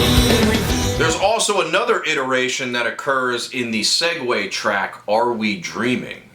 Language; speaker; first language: English; native; English